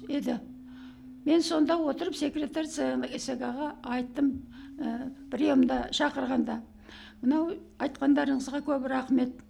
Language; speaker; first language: Kazakh; native; Kazakh